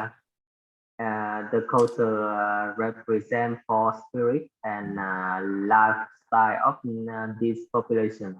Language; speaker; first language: English; non-native, learner; Vietnamese